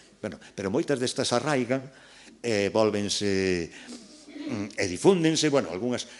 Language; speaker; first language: Galician; native; Galician